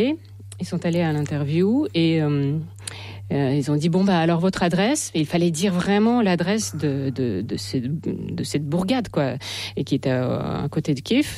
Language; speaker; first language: French; non-native, fluent; Russian